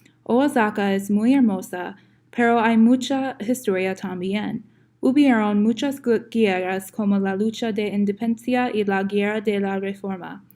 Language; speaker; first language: Spanish; non-native, learner; English